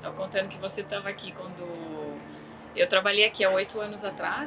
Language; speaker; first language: Portuguese; native; Portuguese